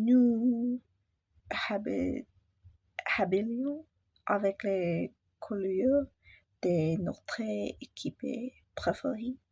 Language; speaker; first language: French; non-native, learner; English